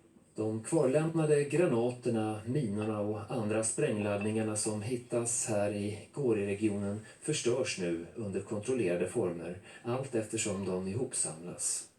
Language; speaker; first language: Swedish; native; Swedish